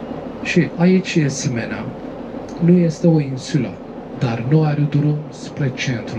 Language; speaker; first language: Romanian; non-native, learner; Turkish